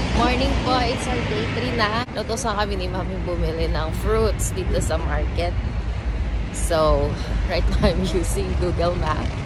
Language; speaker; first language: Filipino; native; Filipino